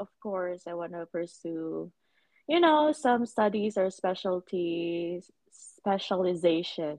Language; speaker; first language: English; non-native, local second language; Cebuano